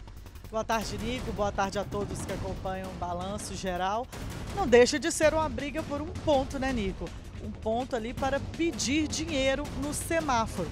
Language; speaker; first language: Portuguese; native; Portuguese